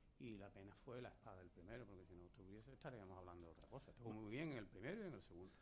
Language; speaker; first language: Spanish; native; Spanish